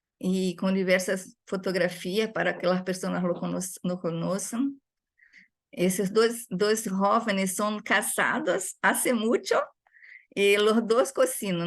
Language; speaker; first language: Spanish; non-native, fluent; Portuguese